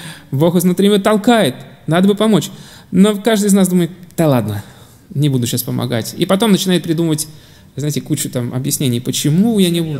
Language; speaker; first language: Russian; non-native, fluent; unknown